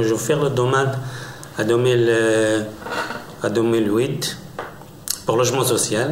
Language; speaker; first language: French; non-native, learner; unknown